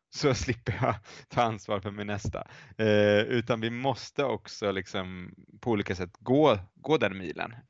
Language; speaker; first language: Swedish; native; Swedish